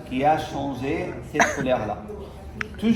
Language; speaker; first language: French; non-native, fluent; Arabic